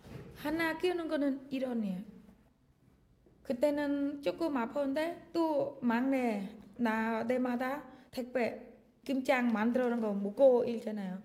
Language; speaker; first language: Korean; non-native, learner; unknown